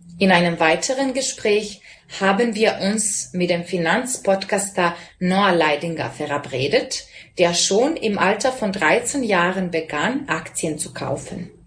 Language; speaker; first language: German; non-native, fluent; Serbian